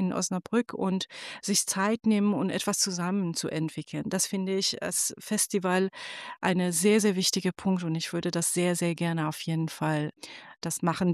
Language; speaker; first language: German; non-native, fluent; Persian